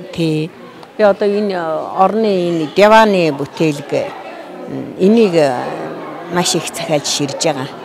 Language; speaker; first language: Mongolian; native; Mongolian